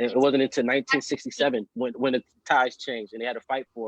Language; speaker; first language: English; native; English